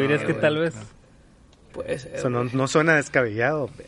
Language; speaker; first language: Spanish; native; Spanish